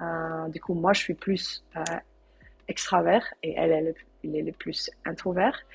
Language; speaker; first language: French; non-native, learner; Dutch